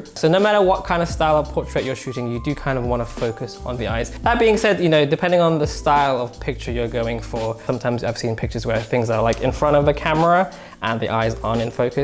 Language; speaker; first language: English; native; English